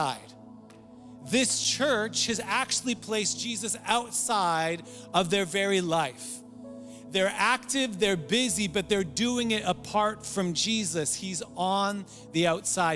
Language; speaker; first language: English; native; English